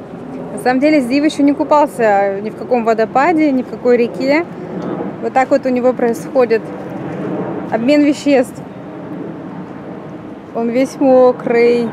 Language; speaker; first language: Russian; native; Russian